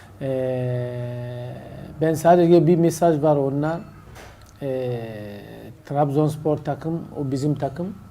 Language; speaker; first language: Turkish; non-native, learner; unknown